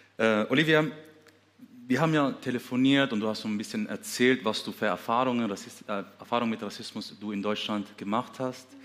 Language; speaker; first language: German; early bilingual, other home language; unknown